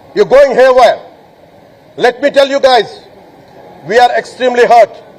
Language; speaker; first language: English; non-native, local second language; Telugu